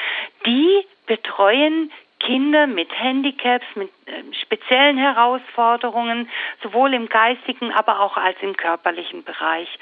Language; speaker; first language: German; native; German